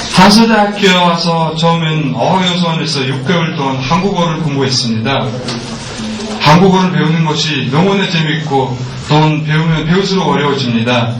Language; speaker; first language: Korean; non-native, fluent; Mongolian